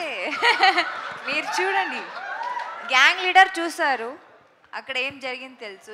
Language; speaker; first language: Telugu; non-native, local second language; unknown